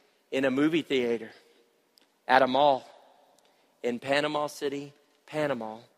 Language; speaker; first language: English; native; English